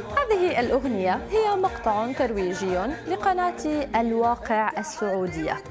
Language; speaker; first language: Arabic; native; Arabic